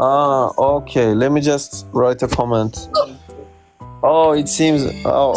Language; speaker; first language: English; non-native, fluent; Turkish